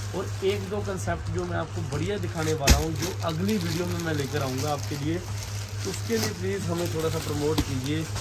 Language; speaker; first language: Hindi; non-native, local second language; Punjabi